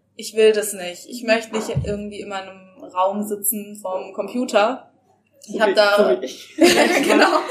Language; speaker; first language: German; native; German